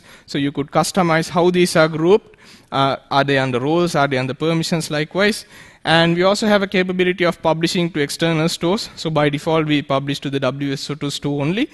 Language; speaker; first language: English; non-native, local second language; Sinhala